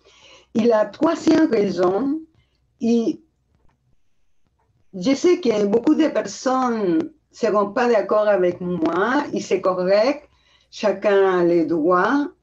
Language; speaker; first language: French; non-native, fluent; Spanish